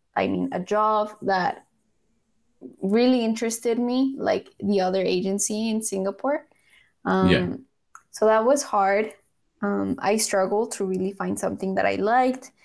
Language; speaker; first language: English; early bilingual, other home language; Spanish